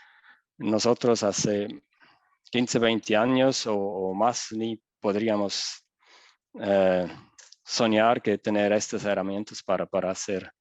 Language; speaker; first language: Spanish; non-native, fluent; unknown